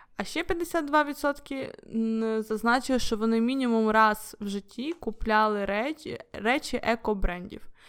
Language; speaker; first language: Ukrainian; non-native, local second language; Russian